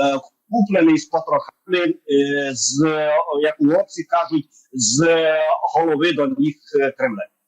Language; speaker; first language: Ukrainian; non-native, local second language; Hungarian